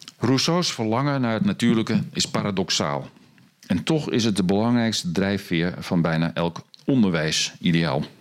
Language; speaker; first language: Dutch; native; Dutch